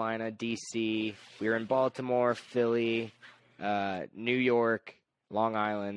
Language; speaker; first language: English; native; English